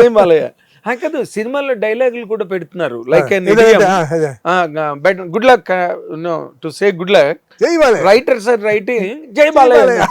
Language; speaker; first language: Telugu; native; Telugu